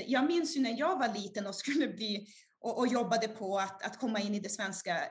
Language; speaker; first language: Swedish; early bilingual, other home language; Portuguese